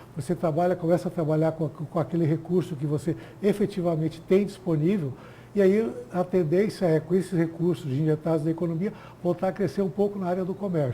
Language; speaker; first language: Portuguese; native; Portuguese